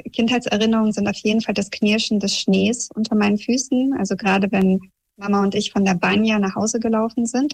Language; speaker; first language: German; early bilingual, other home language; Russian